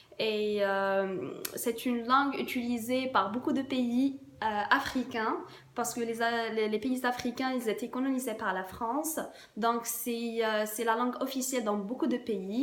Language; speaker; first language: French; non-native, local second language; Arabic